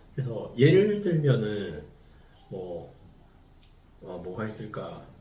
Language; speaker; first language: Korean; native; Korean